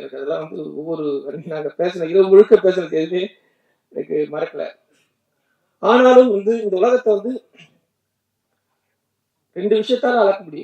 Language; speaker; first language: Tamil; native; Tamil